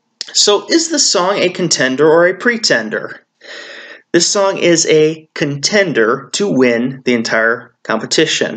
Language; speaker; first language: English; native; English